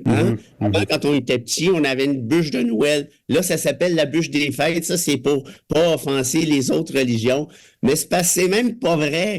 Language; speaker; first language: French; native; French